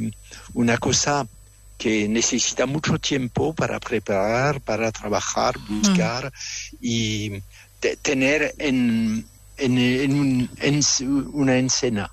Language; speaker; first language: Spanish; non-native, fluent; French